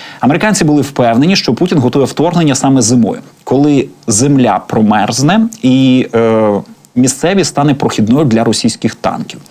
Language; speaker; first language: Ukrainian; native; Ukrainian